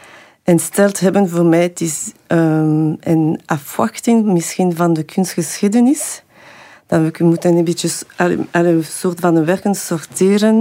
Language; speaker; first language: Dutch; non-native, local second language; French